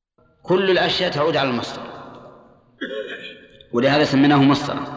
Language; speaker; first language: Arabic; native; Arabic